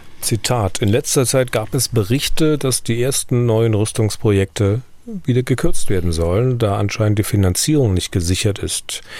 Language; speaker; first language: German; native; German